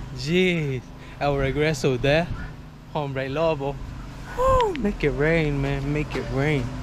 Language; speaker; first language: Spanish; non-native, learner; English